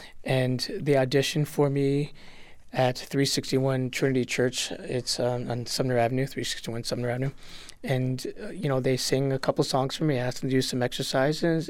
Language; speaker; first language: English; native; English